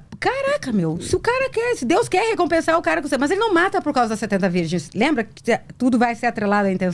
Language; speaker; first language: Portuguese; native; Portuguese